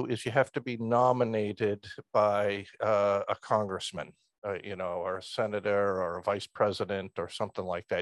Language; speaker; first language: English; native; English